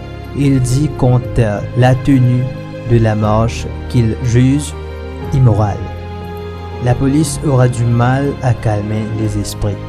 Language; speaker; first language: French; non-native, local second language; Morisyen